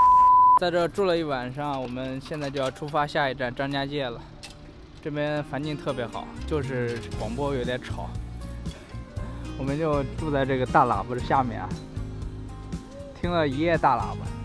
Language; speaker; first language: Chinese; native; Chinese